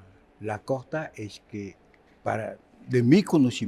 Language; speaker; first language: Spanish; non-native, fluent; Haitian Creole